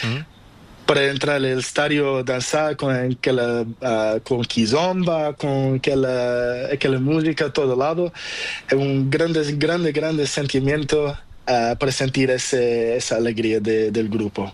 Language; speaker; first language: Spanish; non-native, learner; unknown